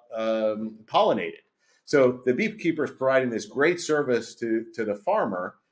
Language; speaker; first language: English; native; English